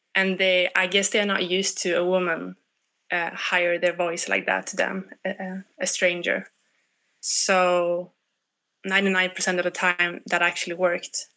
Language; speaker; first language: English; non-native, fluent; Swedish